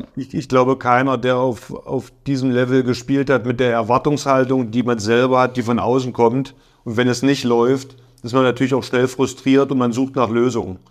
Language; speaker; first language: German; native; German